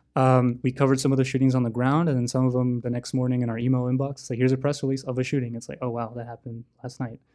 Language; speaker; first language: English; native; English